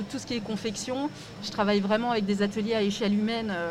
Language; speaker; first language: French; native; French